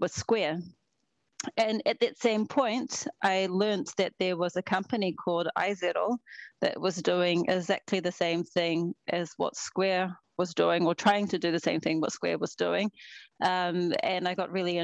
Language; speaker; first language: English; native; English